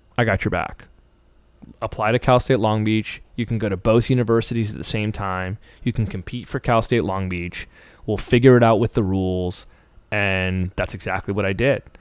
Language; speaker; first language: English; early bilingual, other home language; Persian